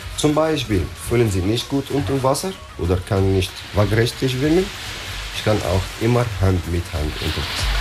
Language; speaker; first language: German; non-native, learner; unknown